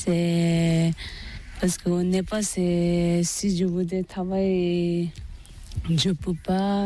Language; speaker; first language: French; non-native, learner; Tibetan